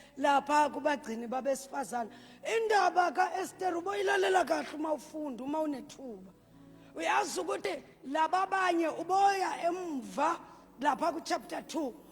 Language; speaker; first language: Zulu; non-native, local second language; Swati